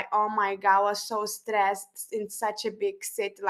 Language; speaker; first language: English; non-native, fluent; Lithuanian